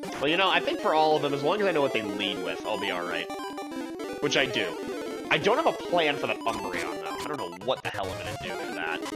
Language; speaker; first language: English; native; English